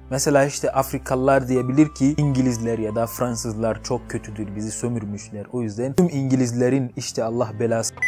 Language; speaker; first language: Turkish; non-native, fluent; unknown